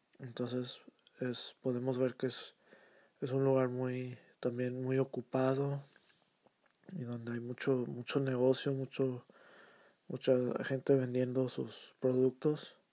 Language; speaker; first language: Spanish; early bilingual, heritage; Spanish